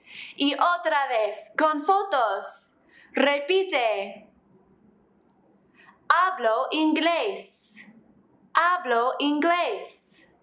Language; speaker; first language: Spanish; non-native, fluent; English